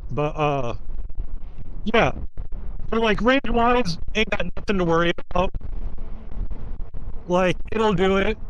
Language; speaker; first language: English; native; English